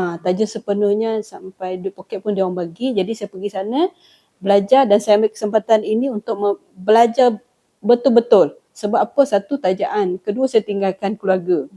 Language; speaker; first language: Malay; non-native, local second language; Iban